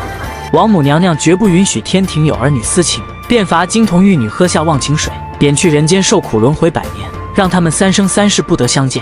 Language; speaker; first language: Chinese; native; Chinese